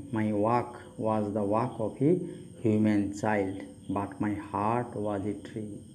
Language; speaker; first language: English; non-native, local second language; Bangla